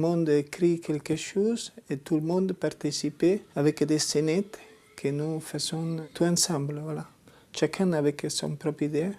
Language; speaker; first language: French; non-native, learner; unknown